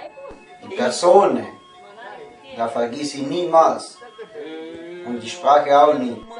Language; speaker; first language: German; non-native, learner; Romanian